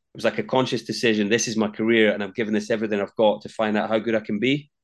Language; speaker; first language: English; native; English